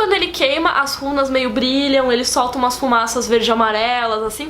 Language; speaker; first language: Portuguese; native; Portuguese